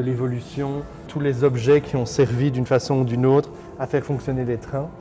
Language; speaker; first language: French; native; French